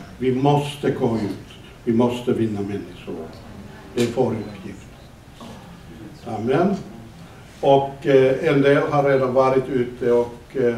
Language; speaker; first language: Swedish; non-native, fluent; Finnish